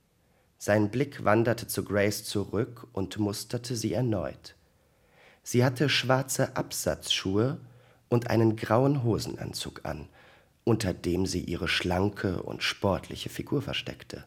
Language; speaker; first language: German; native; German